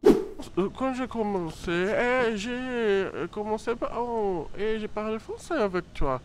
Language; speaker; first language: French; non-native, learner; Portuguese